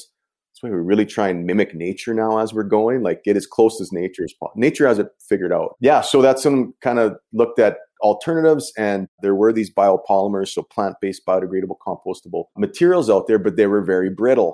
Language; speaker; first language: English; native; English